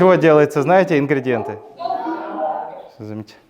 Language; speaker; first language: Russian; native; Russian